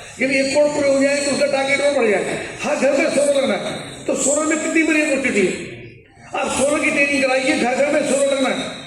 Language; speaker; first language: Hindi; native; Hindi